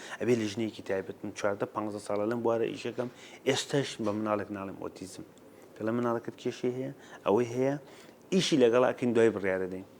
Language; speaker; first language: Central Kurdish; native; Central Kurdish